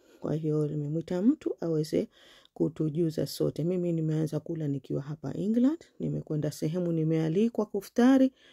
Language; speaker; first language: Swahili; native; Swahili